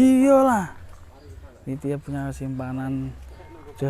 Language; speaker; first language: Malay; non-native, local second language; Javanese